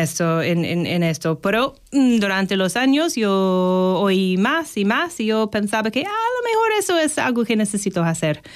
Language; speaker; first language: Spanish; non-native, fluent; English